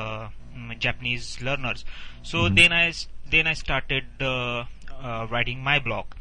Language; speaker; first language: English; non-native, learner; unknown